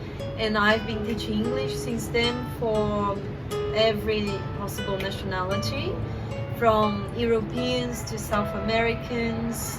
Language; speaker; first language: English; non-native, fluent; Portuguese